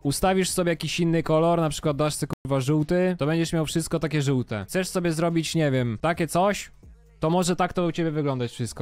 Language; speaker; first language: Polish; native; Polish